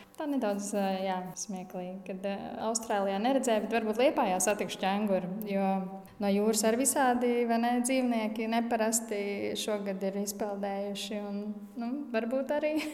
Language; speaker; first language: Latvian; native; Latvian